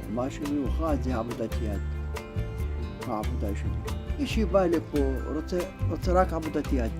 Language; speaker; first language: Hebrew; non-native, fluent; Arabic